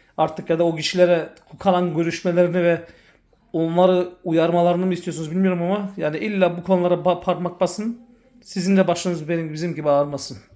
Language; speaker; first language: Turkish; early bilingual, heritage; Turkish